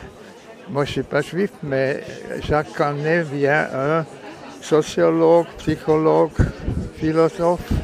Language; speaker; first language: French; non-native, local second language; German